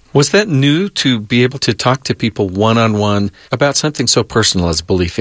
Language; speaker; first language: English; native; English